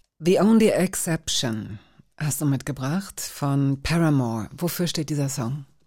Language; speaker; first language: German; native; German